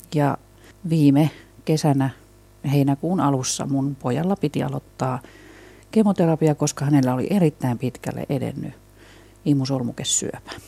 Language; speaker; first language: Finnish; native; Finnish